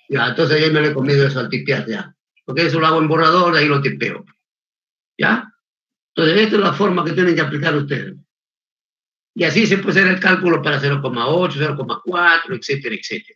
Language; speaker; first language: Spanish; native; Spanish